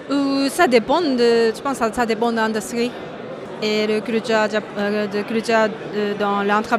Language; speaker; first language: French; non-native, fluent; Japanese